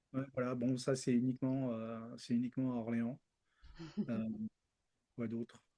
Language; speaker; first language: French; early bilingual, other home language; Spanish